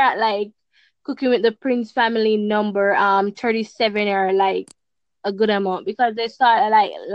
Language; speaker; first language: English; non-native, local second language; Jamaican Creole English